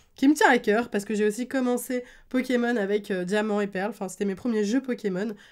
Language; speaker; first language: French; native; French